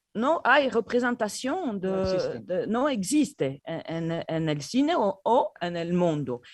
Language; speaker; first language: Spanish; non-native, learner; French